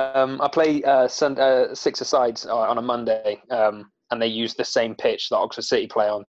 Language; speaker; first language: English; native; English